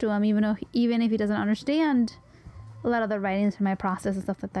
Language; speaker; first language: English; early bilingual, other home language; Spanish